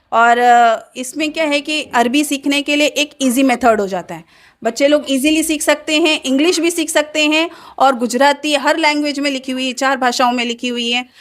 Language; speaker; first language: Hindi; native; Hindi